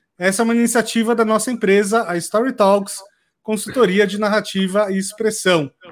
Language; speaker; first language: Portuguese; native; Portuguese